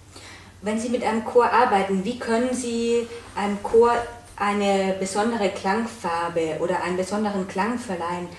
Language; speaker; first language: German; native; German